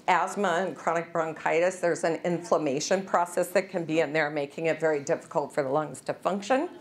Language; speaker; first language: English; native; English